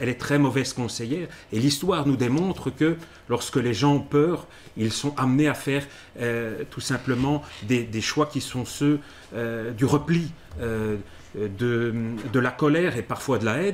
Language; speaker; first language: French; native; French